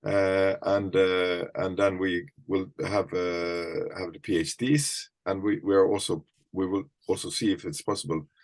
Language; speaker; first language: English; non-native, fluent; Norwegian